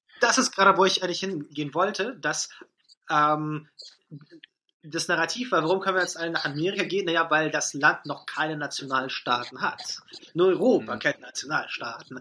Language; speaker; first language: German; non-native, fluent; Russian